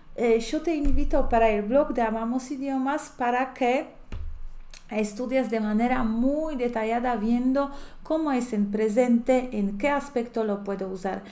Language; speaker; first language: Spanish; non-native, fluent; Polish